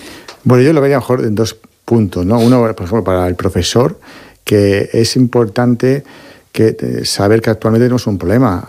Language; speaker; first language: Spanish; native; Spanish